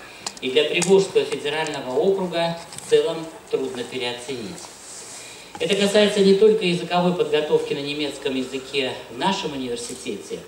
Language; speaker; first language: Russian; native; Russian